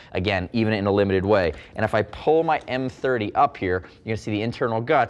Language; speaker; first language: English; native; English